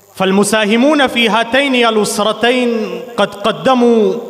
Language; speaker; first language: Arabic; non-native, fluent; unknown